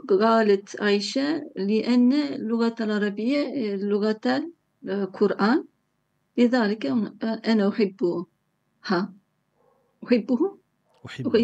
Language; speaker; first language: Arabic; non-native, learner; Turkish